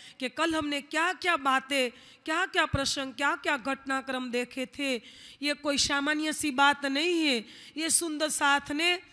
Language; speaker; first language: Hindi; non-native, local second language; Gujarati